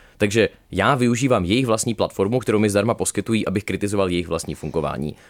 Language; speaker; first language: Czech; early bilingual, other home language; Russian